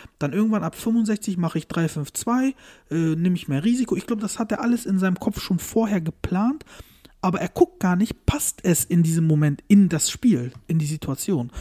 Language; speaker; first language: German; early bilingual, other home language; Turkish